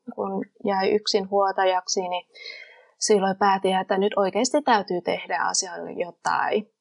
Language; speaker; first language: Finnish; non-native, fluent; Vietnamese